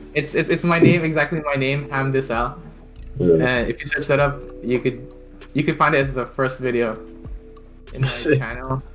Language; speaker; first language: English; non-native, fluent; Filipino